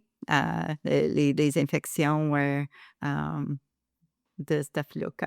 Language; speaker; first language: French; non-native, local second language; English